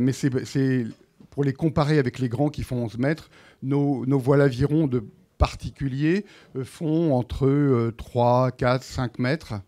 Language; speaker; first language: French; native; French